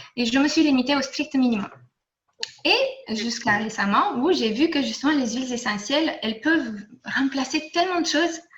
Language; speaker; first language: French; non-native, fluent; Romanian